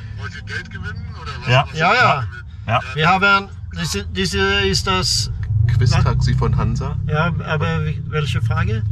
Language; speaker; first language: German; non-native, learner; Swedish